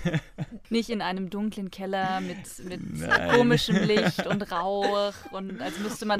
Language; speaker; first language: German; native; German